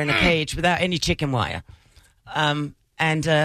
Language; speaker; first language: English; native; English